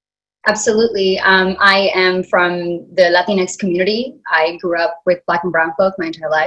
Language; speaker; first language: English; early bilingual, other home language; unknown